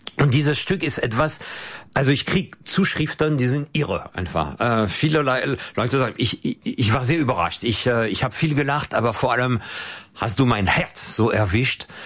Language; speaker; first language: German; non-native, fluent; French